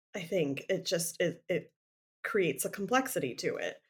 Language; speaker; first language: English; native; English